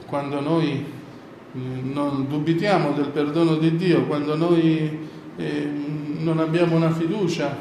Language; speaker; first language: Italian; native; Italian